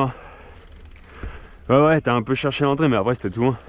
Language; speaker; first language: French; native; French